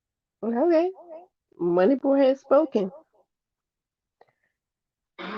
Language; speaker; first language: English; native; English